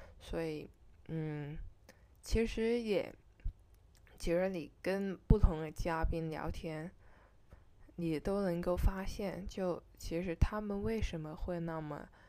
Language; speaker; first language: Chinese; non-native, local second language; Cantonese